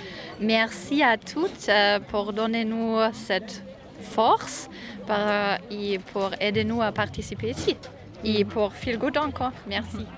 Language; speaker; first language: French; non-native, learner; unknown